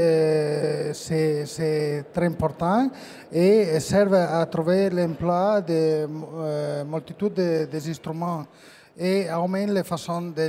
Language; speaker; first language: French; non-native, learner; Italian